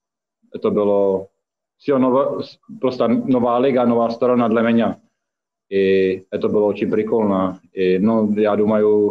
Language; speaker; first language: Russian; non-native, fluent; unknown